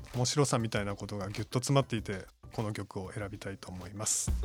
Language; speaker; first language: Japanese; native; Japanese